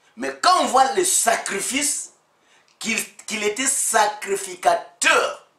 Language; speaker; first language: French; non-native, local second language; Lingala